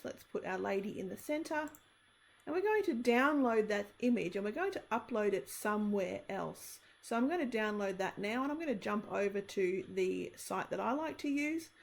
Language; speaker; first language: English; native; English